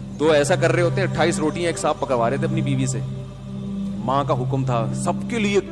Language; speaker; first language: Urdu; native; Urdu